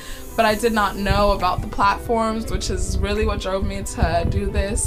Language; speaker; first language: English; native; English